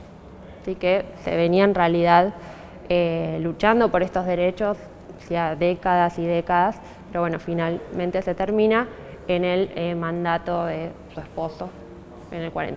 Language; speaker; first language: Spanish; native; Spanish